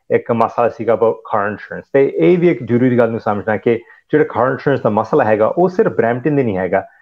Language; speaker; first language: Punjabi; early bilingual, heritage; Punjabi